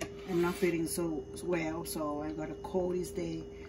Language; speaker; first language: English; non-native, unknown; Vietnamese